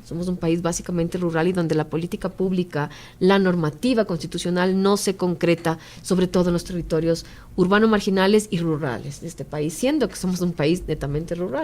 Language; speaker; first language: Spanish; native; Spanish